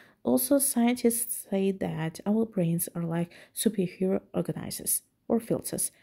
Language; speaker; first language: English; non-native, fluent; Azerbaijani